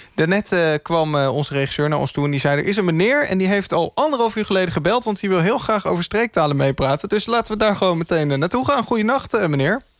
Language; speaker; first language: Dutch; native; Dutch